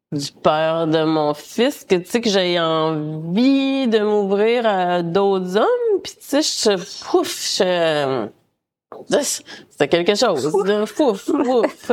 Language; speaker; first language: French; native; French